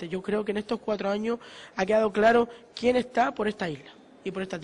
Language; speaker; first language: Spanish; native; Spanish